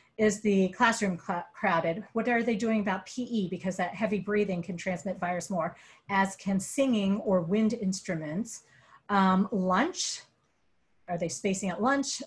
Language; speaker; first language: English; native; English